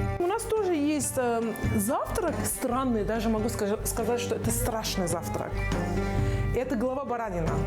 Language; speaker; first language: Russian; non-native, fluent; Persian